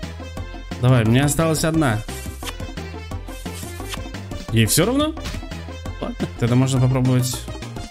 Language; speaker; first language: Russian; native; Russian